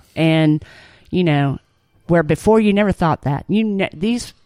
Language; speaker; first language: English; native; English